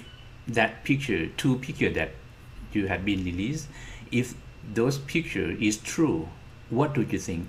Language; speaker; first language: English; non-native, fluent; Thai